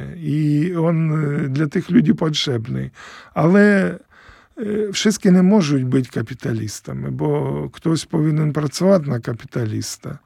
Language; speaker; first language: Polish; non-native, fluent; Ukrainian